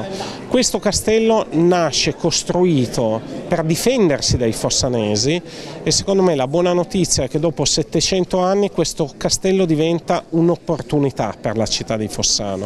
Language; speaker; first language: Italian; native; Italian